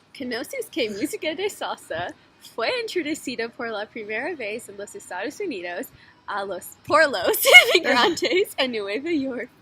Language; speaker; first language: Spanish; non-native, learner; English